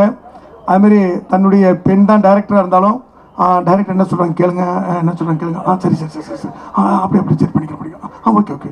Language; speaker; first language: Tamil; native; Tamil